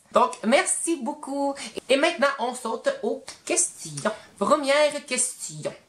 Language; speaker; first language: French; native; French